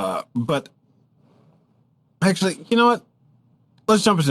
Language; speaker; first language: English; native; English